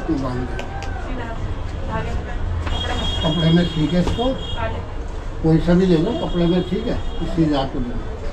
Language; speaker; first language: Hindi; native; Hindi